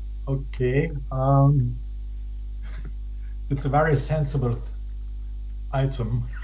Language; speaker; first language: English; non-native, fluent; German